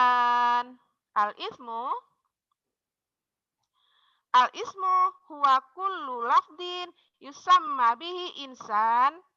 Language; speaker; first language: Arabic; non-native, fluent; Indonesian